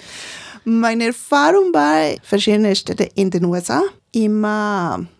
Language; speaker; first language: German; non-native, learner; Spanish